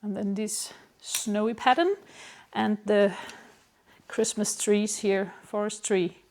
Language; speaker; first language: English; non-native, fluent; Danish